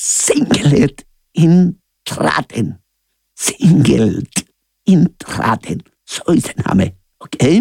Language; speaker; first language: German; non-native, learner; Spanish